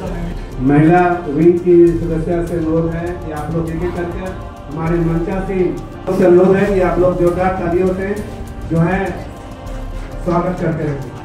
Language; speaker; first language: Hindi; native; Hindi